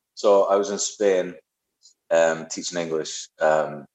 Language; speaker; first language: English; native; English